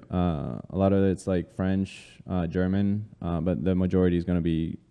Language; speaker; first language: English; early bilingual, other home language; Spanish